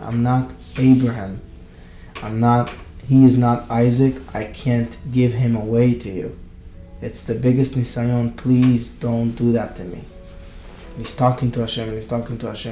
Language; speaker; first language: English; non-native, fluent; Hebrew